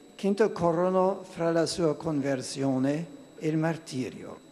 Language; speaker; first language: Italian; non-native, fluent; German